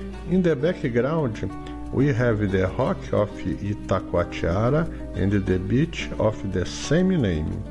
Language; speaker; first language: English; non-native, fluent; Portuguese